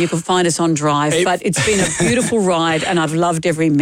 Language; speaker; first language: English; native; English